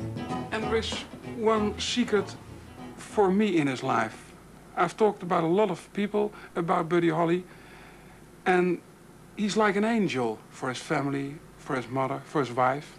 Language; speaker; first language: English; non-native, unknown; Dutch